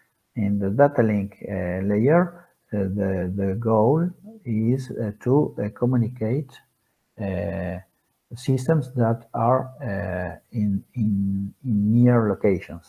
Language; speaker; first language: English; non-native, fluent; Spanish